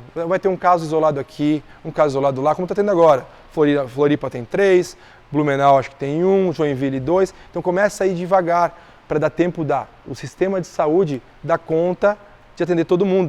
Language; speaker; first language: Portuguese; native; Portuguese